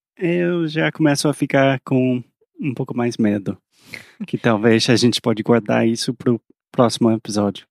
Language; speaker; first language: Portuguese; non-native, fluent; English